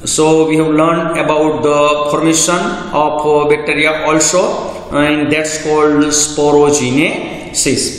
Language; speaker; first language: English; non-native, local second language; Gujarati